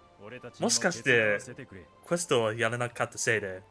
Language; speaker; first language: Japanese; non-native, learner; English